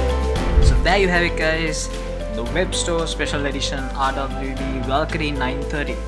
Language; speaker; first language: English; non-native, fluent; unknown